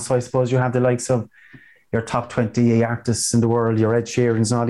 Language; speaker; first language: English; native; English